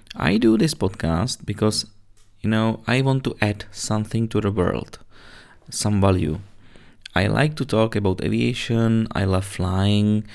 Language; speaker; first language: English; non-native, fluent; Czech